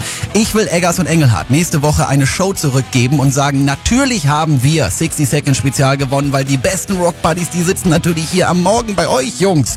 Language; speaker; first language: German; native; German